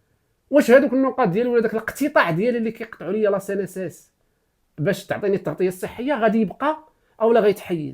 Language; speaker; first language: Arabic; native; Arabic